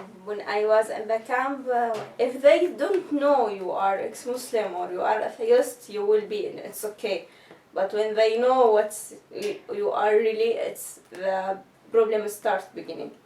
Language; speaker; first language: English; non-native, learner; Arabic